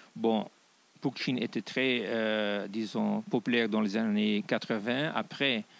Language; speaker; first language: French; non-native, fluent; Dutch